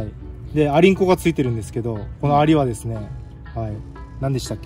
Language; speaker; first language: Japanese; native; Japanese